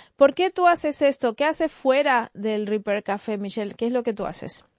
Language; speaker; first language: Spanish; native; Spanish